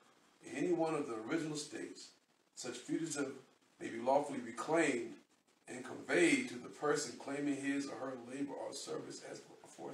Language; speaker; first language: English; native; English